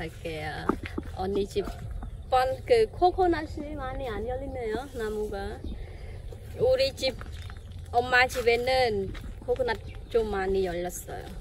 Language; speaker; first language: Korean; non-native, fluent; Khmer